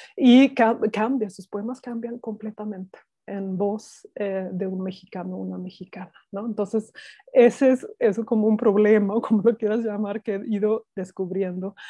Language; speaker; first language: Spanish; non-native, fluent; Swedish